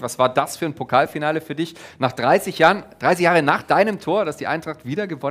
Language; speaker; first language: German; native; German